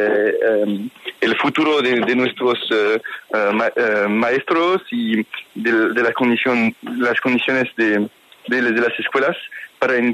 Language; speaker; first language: Spanish; non-native, fluent; French